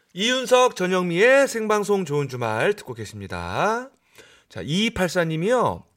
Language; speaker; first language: Korean; native; Korean